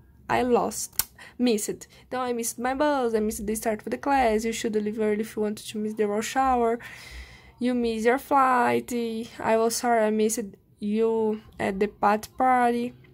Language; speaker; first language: English; non-native, fluent; Portuguese